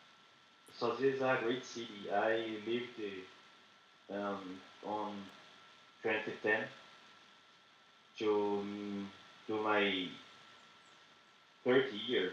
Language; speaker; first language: English; non-native, learner; Portuguese